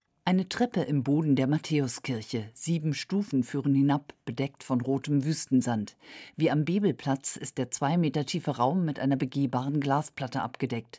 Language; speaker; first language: German; native; German